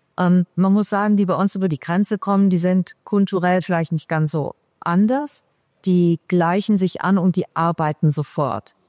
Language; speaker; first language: German; early bilingual, other home language; Persian